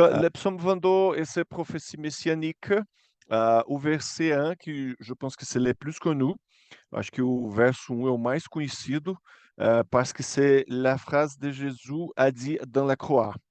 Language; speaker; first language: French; non-native, fluent; Portuguese